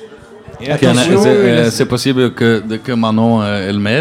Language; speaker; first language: French; non-native, local second language; Dutch